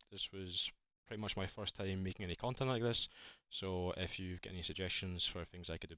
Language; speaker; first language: English; native; English